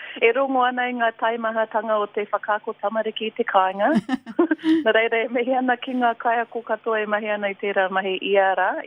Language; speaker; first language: Māori; non-native, local second language; English